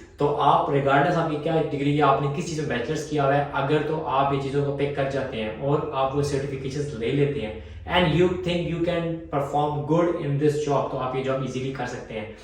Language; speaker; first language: Urdu; native; Urdu